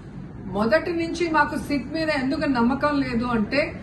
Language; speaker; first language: Telugu; native; Telugu